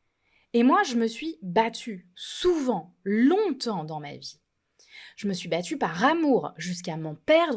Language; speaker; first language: French; native; French